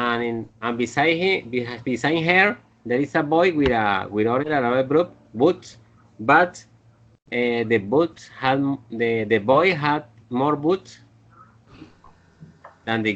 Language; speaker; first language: English; non-native, learner; Spanish